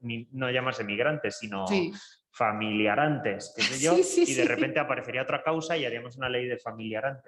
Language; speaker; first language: Spanish; native; Spanish